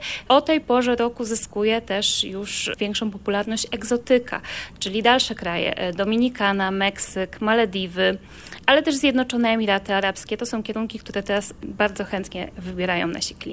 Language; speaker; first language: Polish; native; Polish